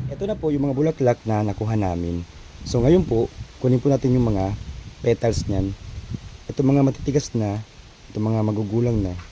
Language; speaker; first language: Filipino; native; Filipino